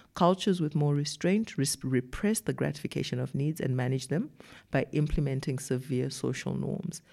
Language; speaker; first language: English; non-native, local second language; Shona